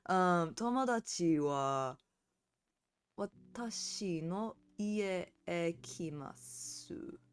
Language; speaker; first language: Japanese; non-native, learner; English